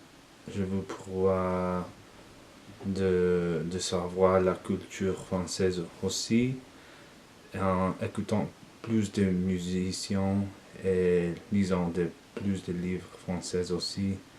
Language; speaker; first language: French; non-native, learner; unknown